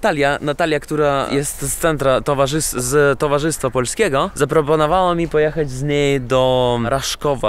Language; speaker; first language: Polish; non-native, learner; Russian